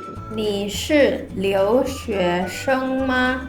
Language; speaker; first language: Chinese; non-native, fluent; Indonesian